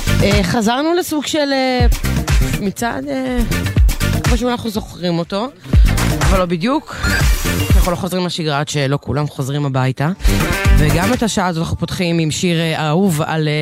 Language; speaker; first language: Hebrew; native; Hebrew